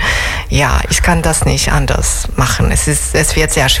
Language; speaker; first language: German; non-native, fluent; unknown